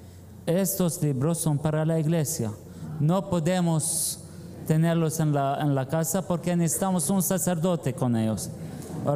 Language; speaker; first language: Spanish; non-native, learner; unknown